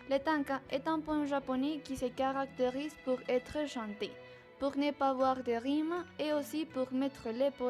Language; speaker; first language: French; non-native, learner; Spanish